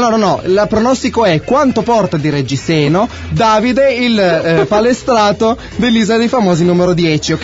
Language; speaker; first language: Italian; native; Italian